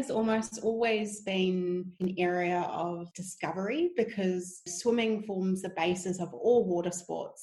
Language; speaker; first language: English; native; English